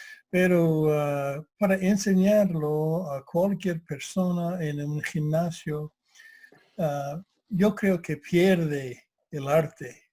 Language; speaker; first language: Spanish; non-native, fluent; English